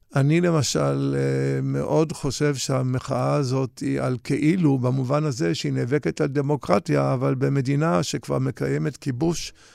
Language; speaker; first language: Hebrew; native; Hebrew